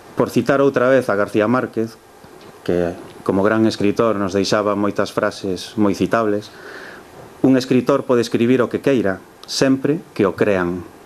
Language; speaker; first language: Galician; early bilingual, heritage; Galician